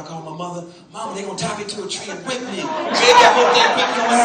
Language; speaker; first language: English; native; English